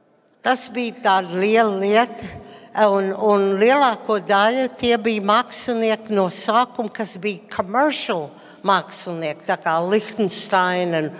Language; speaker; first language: Latvian; early bilingual, heritage; Latvian